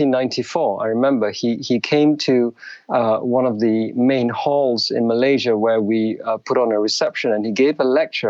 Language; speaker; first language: English; native; English